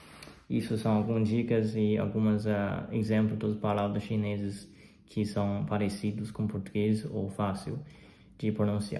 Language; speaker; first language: Portuguese; non-native, fluent; Chinese